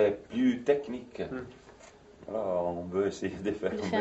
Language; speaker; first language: French; non-native, fluent; Italian